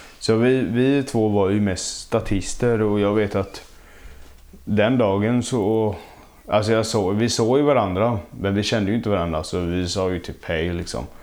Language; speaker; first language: Swedish; early bilingual, other home language; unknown